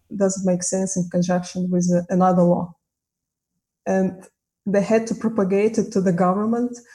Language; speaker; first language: English; non-native, fluent; Russian